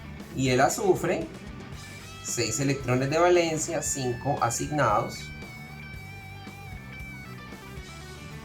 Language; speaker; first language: Spanish; native; Spanish